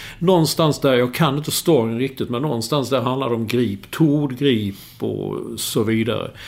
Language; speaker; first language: Swedish; native; Swedish